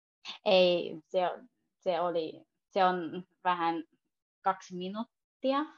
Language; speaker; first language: Finnish; non-native, learner; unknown